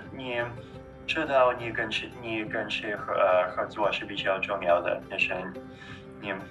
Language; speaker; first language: Chinese; non-native, fluent; Russian